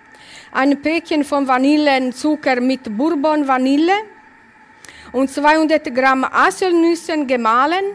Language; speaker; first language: German; non-native, learner; Italian